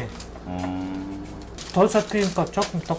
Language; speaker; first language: Korean; non-native, learner; Kyrgyz